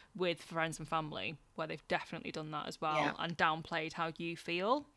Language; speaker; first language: English; native; English